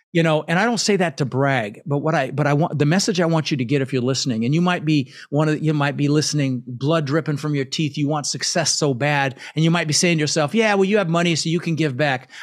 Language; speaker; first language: English; early bilingual, other home language; Dutch